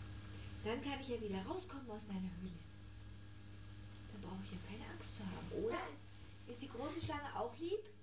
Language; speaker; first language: German; native; German